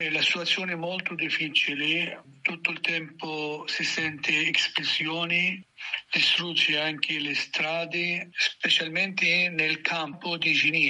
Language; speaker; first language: Italian; non-native, learner; Arabic